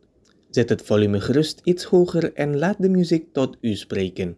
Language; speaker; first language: Dutch; non-native, fluent; Indonesian